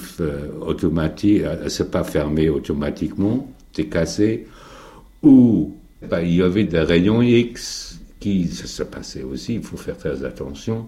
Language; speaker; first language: French; non-native, fluent; German